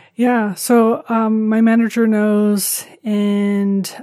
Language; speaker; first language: English; early bilingual, other home language; Chinese